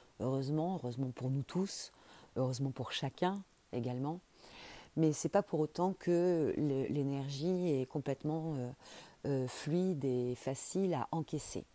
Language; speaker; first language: French; native; French